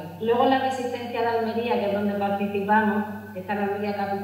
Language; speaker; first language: Spanish; native; Spanish